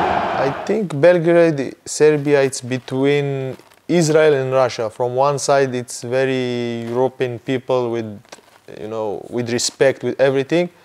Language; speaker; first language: English; non-native, fluent; Hebrew